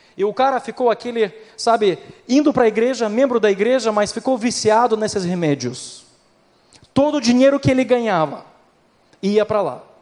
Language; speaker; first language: Portuguese; non-native, fluent; Ukrainian